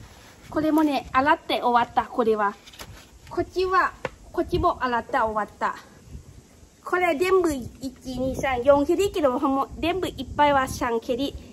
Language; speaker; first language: Japanese; non-native, learner; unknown